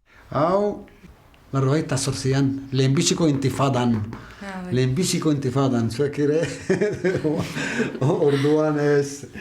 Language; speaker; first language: Basque; non-native, learner; Arabic